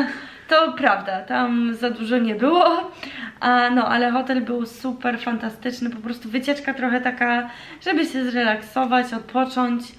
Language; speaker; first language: Polish; early bilingual, heritage; Polish